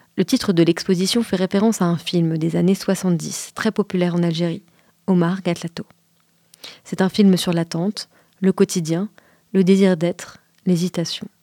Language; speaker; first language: French; native; French